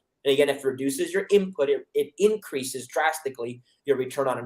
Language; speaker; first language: English; native; English